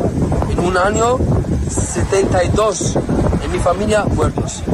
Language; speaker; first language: Spanish; non-native, learner; Arabic